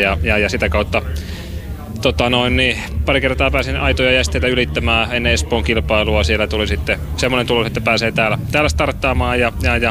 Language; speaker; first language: Finnish; native; Finnish